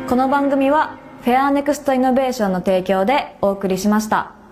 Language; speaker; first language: Japanese; native; Japanese